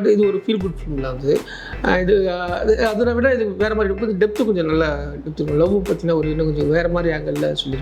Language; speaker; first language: Tamil; native; Tamil